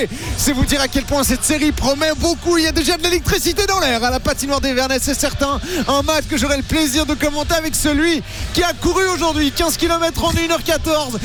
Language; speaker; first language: French; native; French